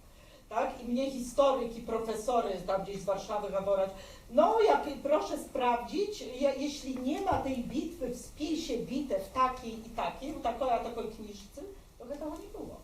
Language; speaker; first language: Polish; non-native, local second language; Belarusian